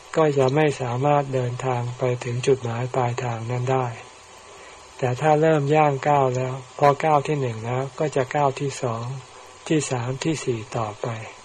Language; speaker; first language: Thai; native; Thai